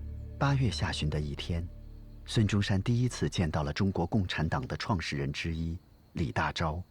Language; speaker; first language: Chinese; native; Chinese